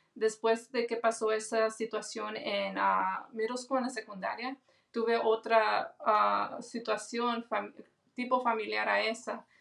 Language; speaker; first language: Spanish; early bilingual, heritage; Spanish